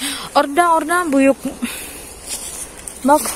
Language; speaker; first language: Turkish; non-native, learner; Indonesian